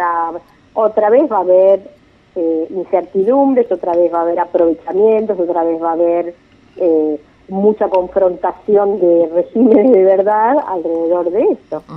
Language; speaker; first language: Spanish; native; Spanish